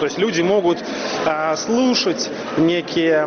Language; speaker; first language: Russian; native; Russian